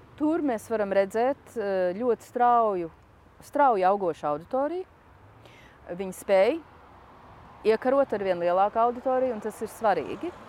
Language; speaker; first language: Latvian; early bilingual, heritage; Latvian